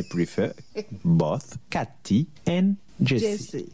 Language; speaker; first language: English; non-native, fluent; French